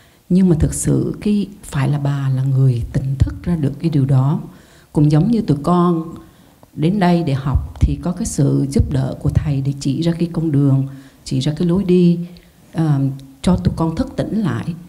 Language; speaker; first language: Vietnamese; native; Vietnamese